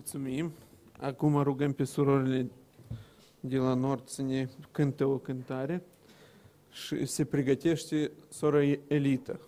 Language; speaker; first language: Romanian; non-native, local second language; Russian